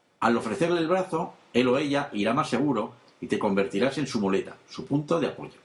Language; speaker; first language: Spanish; native; Spanish